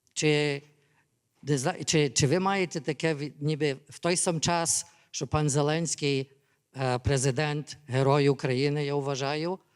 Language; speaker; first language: Ukrainian; early bilingual, heritage; English